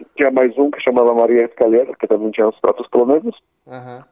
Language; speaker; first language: Portuguese; non-native, fluent; Polish